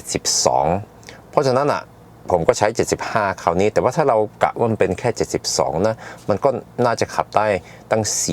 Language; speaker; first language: Thai; early bilingual, heritage; Thai